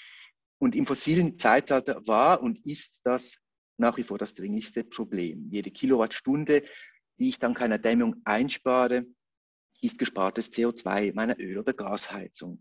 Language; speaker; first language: German; native; German